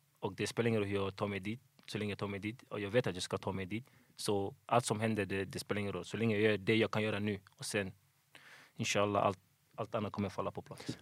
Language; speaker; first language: Swedish; early bilingual, other home language; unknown